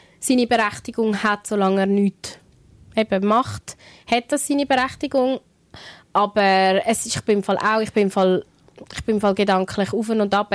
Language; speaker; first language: German; native; German